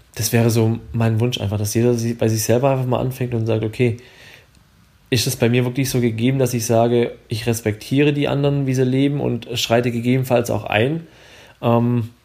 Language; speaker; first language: German; native; German